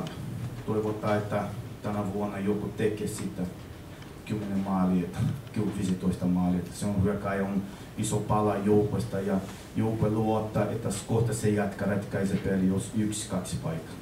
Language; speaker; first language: Finnish; non-native, learner; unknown